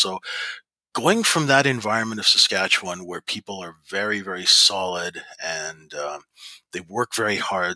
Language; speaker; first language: English; native; English